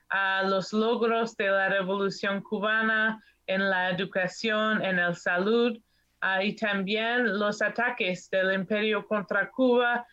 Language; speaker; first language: Spanish; non-native, fluent; English